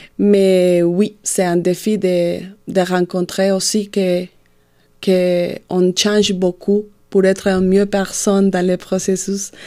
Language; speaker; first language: French; non-native, fluent; Spanish